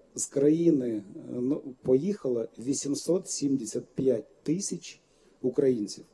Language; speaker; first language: Ukrainian; non-native, fluent; Lithuanian